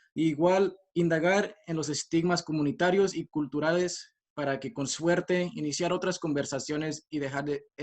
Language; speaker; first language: Spanish; early bilingual, heritage; Spanish